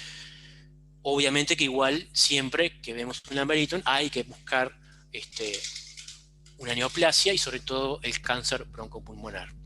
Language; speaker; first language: Spanish; native; Spanish